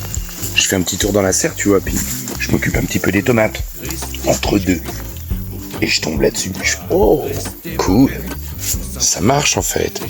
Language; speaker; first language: French; native; French